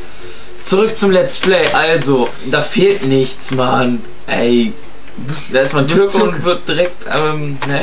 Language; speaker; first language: German; early bilingual, other home language; Turkish